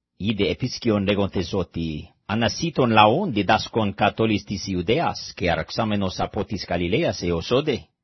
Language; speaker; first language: Greek; non-native, fluent; English